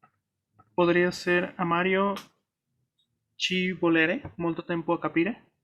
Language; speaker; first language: Italian; non-native, learner; Spanish